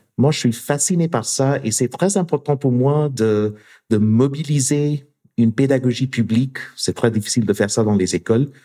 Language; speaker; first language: French; non-native, fluent; English